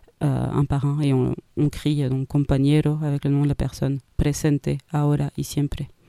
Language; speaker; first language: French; native; French